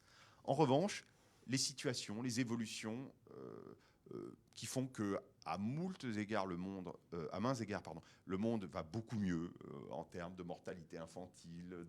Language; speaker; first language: French; native; French